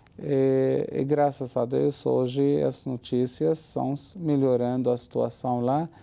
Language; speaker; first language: Portuguese; non-native, fluent; Arabic